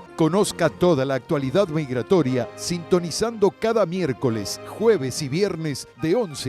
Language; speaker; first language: Spanish; native; Spanish